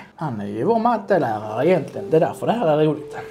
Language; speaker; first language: Swedish; native; Swedish